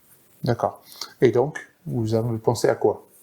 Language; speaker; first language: French; native; French